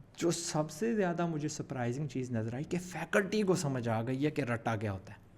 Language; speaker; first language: Urdu; early bilingual, heritage; Urdu